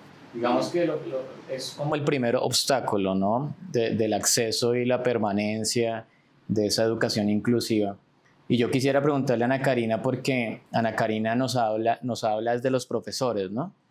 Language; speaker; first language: Spanish; native; Spanish